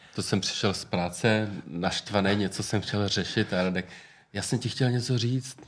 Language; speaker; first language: Czech; native; Czech